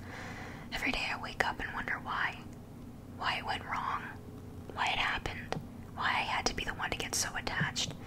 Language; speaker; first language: English; native; English